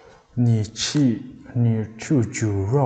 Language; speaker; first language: Chinese; non-native, learner; Mongolian